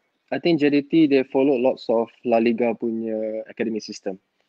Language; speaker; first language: English; non-native, local second language; Malay